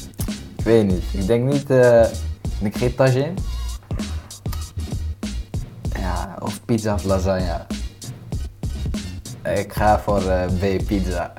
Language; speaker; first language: Dutch; early bilingual, other home language; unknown